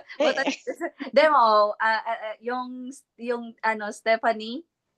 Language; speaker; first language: Japanese; non-native, learner; Filipino